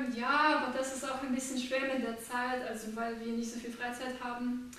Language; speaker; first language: German; non-native, fluent; Russian